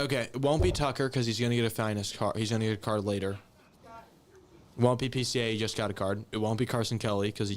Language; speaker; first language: English; native; English